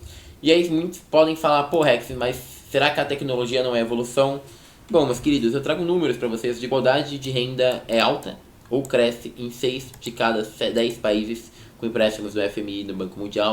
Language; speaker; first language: Portuguese; native; Portuguese